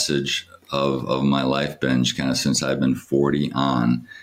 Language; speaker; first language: English; native; English